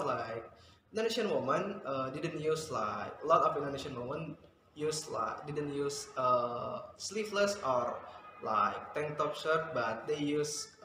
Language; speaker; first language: English; non-native, fluent; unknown